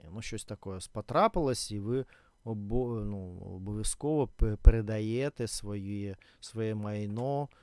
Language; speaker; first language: Ukrainian; non-native, learner; Russian